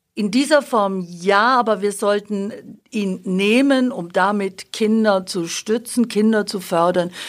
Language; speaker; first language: German; native; German